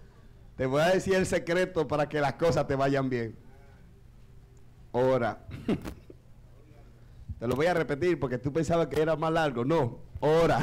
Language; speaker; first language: Spanish; native; Spanish